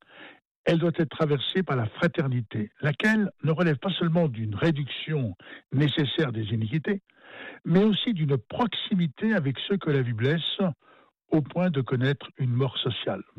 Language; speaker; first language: French; native; French